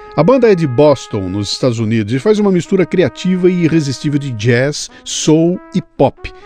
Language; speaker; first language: Portuguese; native; Portuguese